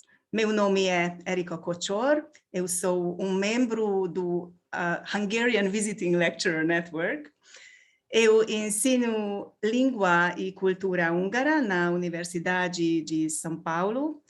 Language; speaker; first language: Portuguese; non-native, learner; Hungarian